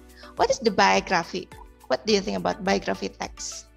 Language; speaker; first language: English; non-native, learner; Indonesian